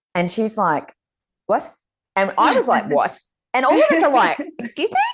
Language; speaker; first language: English; native; English